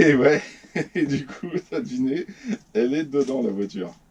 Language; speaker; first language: French; native; French